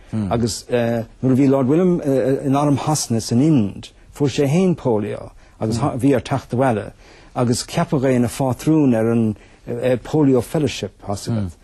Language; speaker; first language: Irish; native; Irish